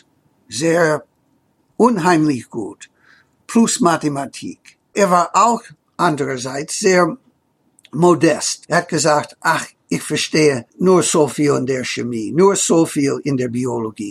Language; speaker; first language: German; non-native, fluent; English